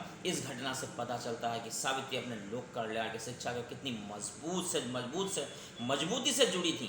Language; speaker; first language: Hindi; native; Hindi